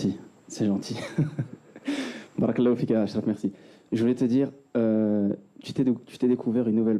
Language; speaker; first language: French; native; French